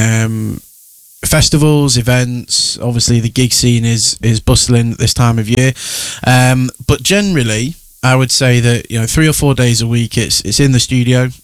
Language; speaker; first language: English; native; English